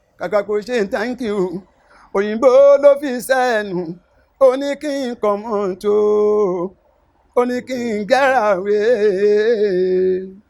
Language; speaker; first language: Yoruba; native; Yoruba